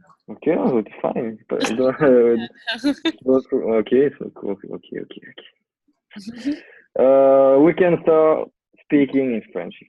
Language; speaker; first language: English; non-native, learner; French